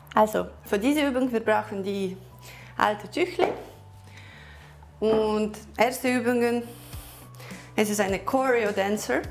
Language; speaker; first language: German; non-native, learner; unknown